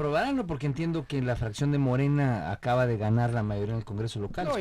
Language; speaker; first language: Spanish; native; Spanish